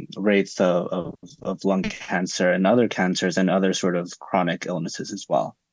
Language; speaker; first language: English; early bilingual, other home language; Spanish